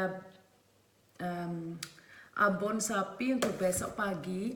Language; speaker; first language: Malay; early bilingual, heritage; Malay